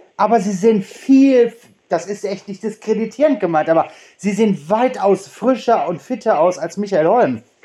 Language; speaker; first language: German; native; German